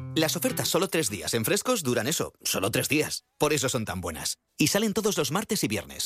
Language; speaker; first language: Spanish; native; Spanish